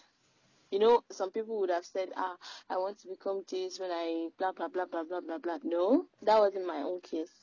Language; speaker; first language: English; non-native, local second language; Yoruba